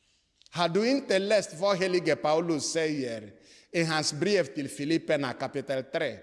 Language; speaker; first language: Swedish; non-native, fluent; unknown